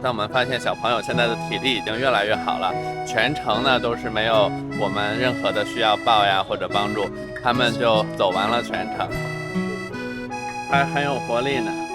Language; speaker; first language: Chinese; native; Chinese